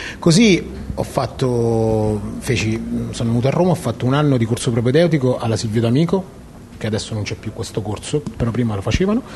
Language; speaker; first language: Italian; native; Italian